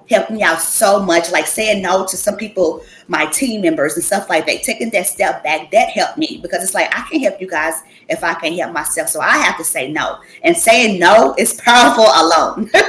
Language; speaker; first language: English; native; English